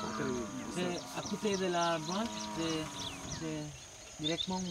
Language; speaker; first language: French; non-native, learner; Sinhala